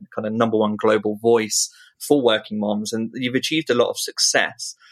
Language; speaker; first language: English; native; English